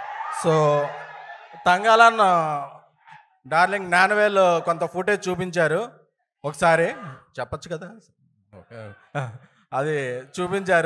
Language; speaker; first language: Telugu; native; Telugu